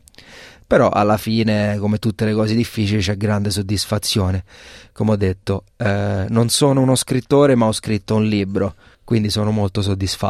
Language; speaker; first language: Italian; native; Italian